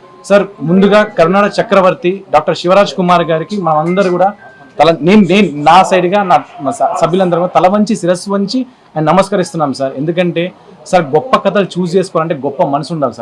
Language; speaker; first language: Telugu; native; Telugu